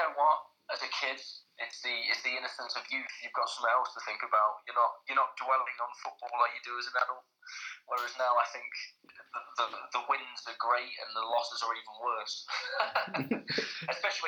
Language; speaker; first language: English; native; English